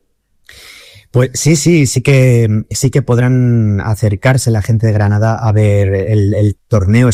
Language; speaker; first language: Spanish; native; Spanish